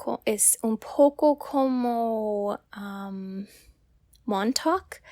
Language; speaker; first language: Spanish; non-native, learner; English